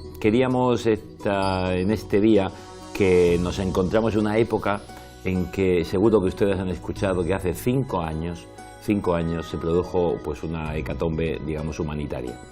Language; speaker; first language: Spanish; native; Spanish